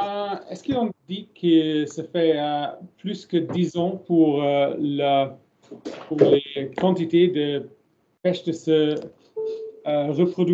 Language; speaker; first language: French; non-native, learner; German